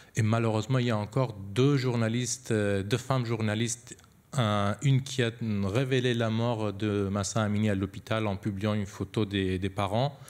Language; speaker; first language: French; non-native, fluent; Persian